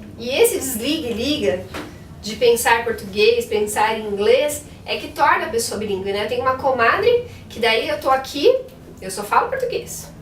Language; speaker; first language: Portuguese; native; Portuguese